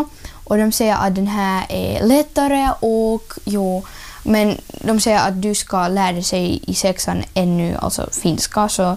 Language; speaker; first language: Swedish; non-native, learner; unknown